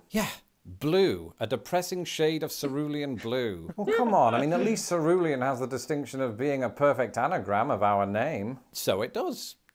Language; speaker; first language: English; native; English